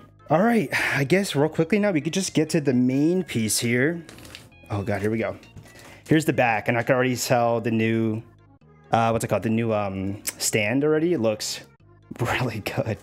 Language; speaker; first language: English; native; English